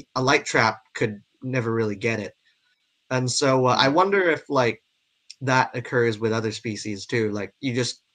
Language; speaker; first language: English; non-native, local second language; Cantonese